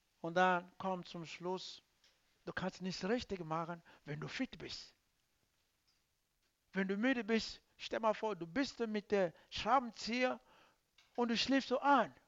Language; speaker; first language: German; non-native, learner; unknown